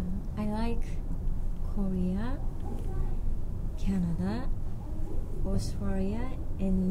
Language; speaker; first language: English; non-native, learner; Japanese